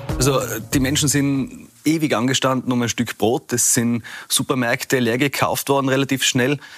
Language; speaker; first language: German; native; German